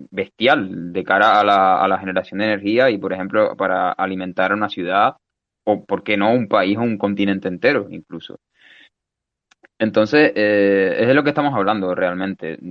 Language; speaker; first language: Spanish; native; Spanish